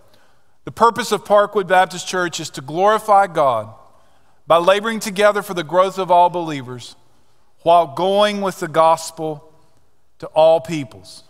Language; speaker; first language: English; native; English